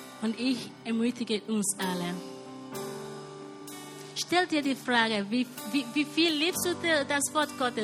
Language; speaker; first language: German; non-native, learner; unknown